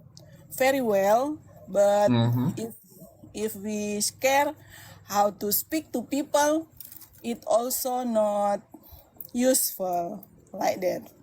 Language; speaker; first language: English; non-native, learner; Indonesian